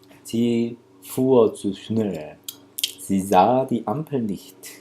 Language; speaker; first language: German; non-native, fluent; Korean